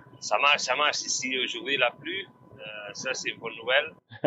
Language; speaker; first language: French; non-native, learner; Spanish